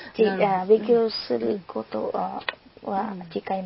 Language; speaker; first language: Japanese; non-native, learner; Lao